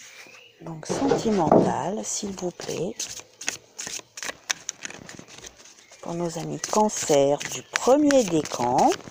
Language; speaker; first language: French; native; French